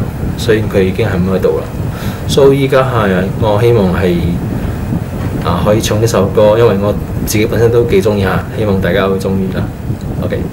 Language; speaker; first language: Cantonese; non-native, fluent; Min Nan Chinese